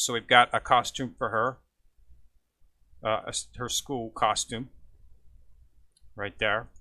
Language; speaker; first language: English; native; English